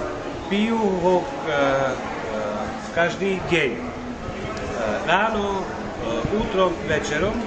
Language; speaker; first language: Russian; non-native, learner; Slovak